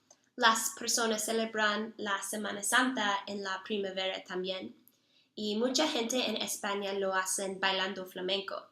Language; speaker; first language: Spanish; non-native, learner; English